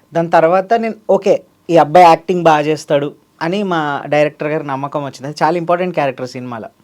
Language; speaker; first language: Telugu; native; Telugu